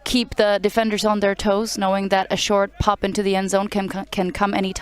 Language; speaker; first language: English; native; English